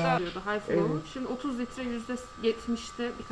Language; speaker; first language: Turkish; native; Turkish